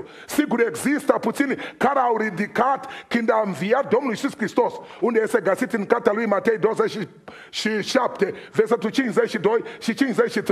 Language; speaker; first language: Romanian; non-native, fluent; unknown